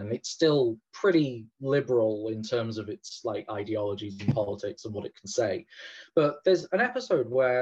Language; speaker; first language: English; native; English